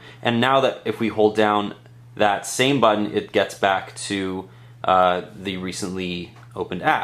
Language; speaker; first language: English; native; English